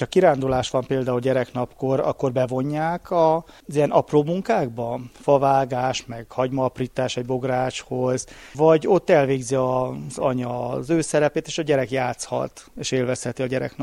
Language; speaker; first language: Hungarian; native; Hungarian